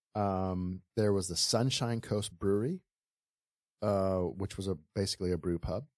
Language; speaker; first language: English; native; English